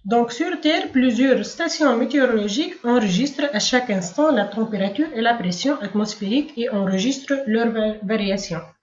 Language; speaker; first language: French; non-native, local second language; Arabic